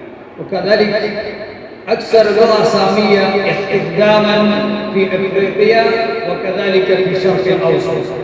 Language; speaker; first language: Arabic; non-native, fluent; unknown